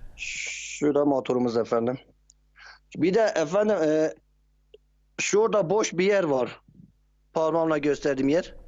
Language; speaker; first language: Turkish; non-native, local second language; Kurdish